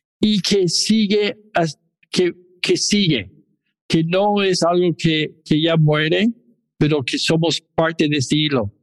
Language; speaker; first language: Spanish; non-native, fluent; English